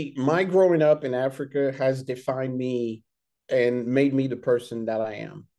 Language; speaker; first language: English; early bilingual, other home language; French